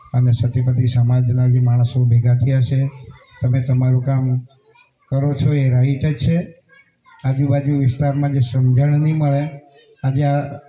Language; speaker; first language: Gujarati; non-native, local second language; Kukna